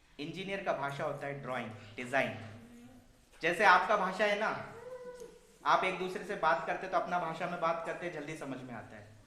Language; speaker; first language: Hindi; native; Hindi